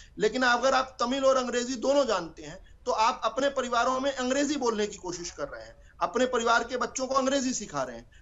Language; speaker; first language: Hindi; native; Hindi